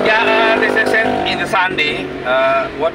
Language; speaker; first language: English; non-native, learner; Indonesian